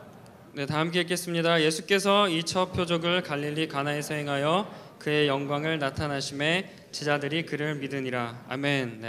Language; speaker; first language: Korean; native; Korean